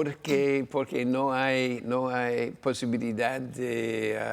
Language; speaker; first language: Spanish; non-native, learner; English